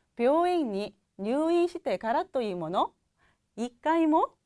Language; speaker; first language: Japanese; non-native, fluent; Korean